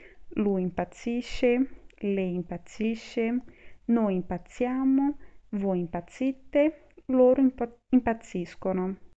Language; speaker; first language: Italian; non-native, fluent; Portuguese